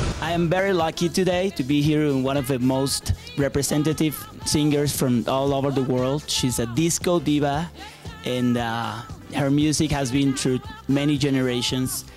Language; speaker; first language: English; non-native, fluent; Spanish